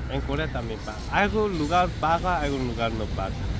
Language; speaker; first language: Spanish; non-native, learner; Korean